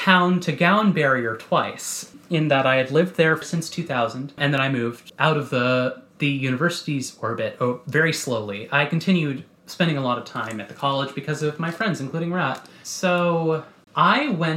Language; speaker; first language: English; native; English